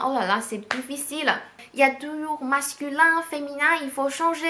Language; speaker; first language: French; non-native, fluent; Chinese